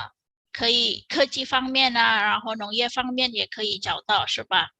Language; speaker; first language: Chinese; non-native, fluent; Indonesian